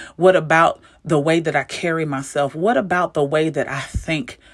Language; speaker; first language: English; native; English